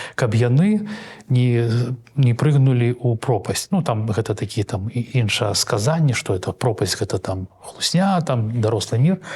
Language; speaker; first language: Belarusian; non-native, local second language; Russian